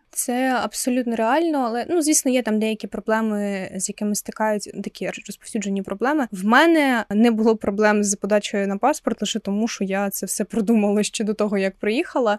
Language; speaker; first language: Ukrainian; non-native, local second language; Russian